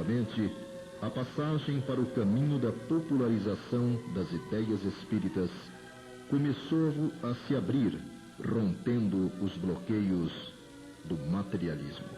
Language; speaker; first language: Portuguese; native; Portuguese